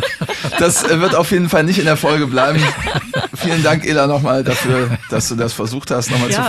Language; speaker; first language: German; native; German